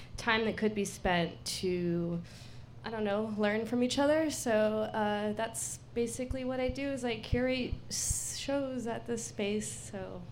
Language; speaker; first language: English; native; English